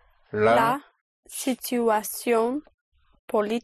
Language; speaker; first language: Spanish; non-native, learner; English